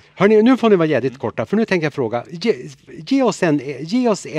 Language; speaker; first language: Swedish; native; Swedish